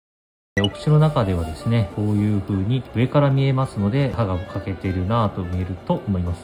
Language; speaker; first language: Japanese; native; Japanese